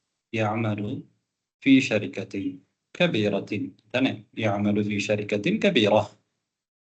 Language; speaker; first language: Arabic; non-native, fluent; Tamil